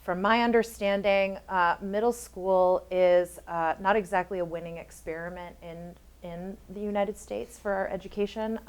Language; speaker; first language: English; native; English